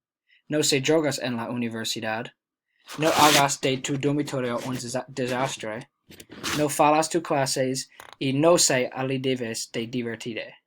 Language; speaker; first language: Spanish; non-native, learner; English